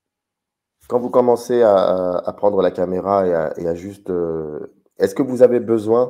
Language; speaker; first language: French; native; French